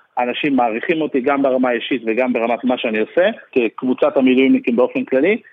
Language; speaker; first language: Hebrew; early bilingual, other home language; Russian